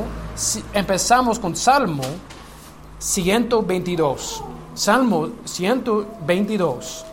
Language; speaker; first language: Spanish; non-native, learner; English